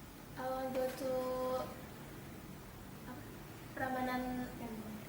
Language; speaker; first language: English; non-native, learner; Indonesian